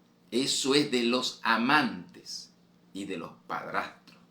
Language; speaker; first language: Spanish; native; Spanish